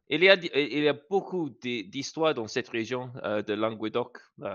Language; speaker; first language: French; non-native, learner; English